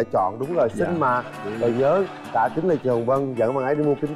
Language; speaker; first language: Vietnamese; native; Vietnamese